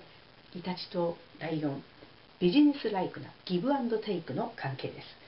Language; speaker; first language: Japanese; native; Japanese